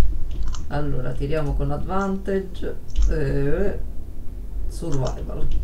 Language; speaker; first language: Italian; native; Italian